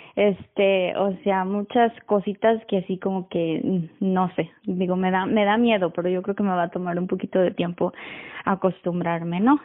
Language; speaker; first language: Spanish; native; Spanish